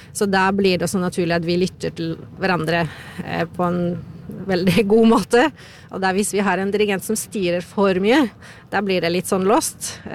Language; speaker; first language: Norwegian; non-native, fluent; Polish